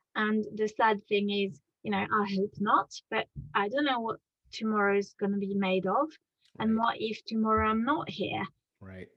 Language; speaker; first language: English; non-native, fluent; French